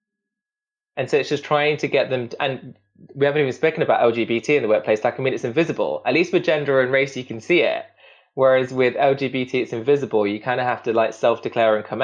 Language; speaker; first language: English; native; English